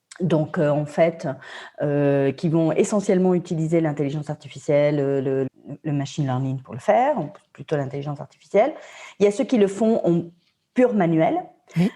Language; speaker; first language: French; non-native, fluent; Spanish